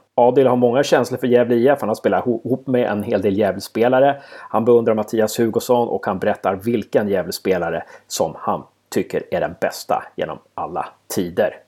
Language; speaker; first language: Swedish; native; Swedish